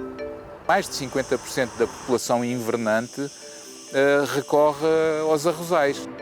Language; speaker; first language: Portuguese; native; Portuguese